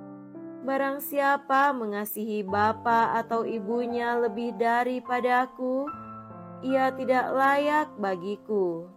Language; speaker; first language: Indonesian; native; Indonesian